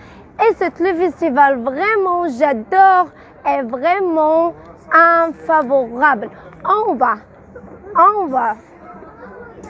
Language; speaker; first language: French; non-native, learner; Arabic